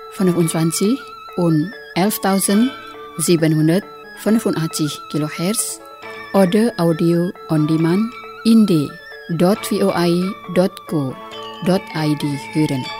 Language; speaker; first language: German; non-native, fluent; Indonesian